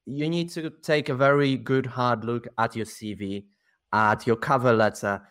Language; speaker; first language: English; non-native, fluent; Polish